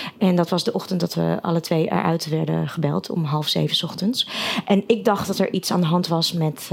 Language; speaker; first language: Dutch; early bilingual, other home language; Russian